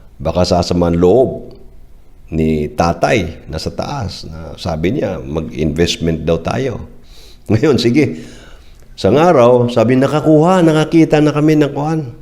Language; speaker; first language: Filipino; non-native, local second language; Cebuano